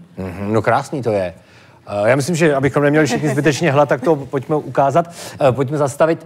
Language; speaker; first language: Czech; native; Czech